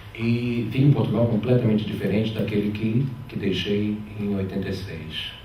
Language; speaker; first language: Portuguese; native; Portuguese